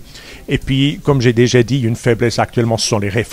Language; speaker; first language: French; native; French